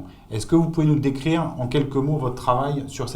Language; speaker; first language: French; native; French